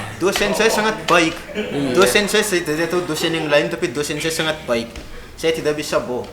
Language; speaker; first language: Indonesian; non-native, fluent; Malagasy